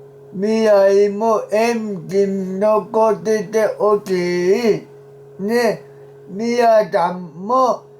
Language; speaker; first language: Japanese; non-native, learner; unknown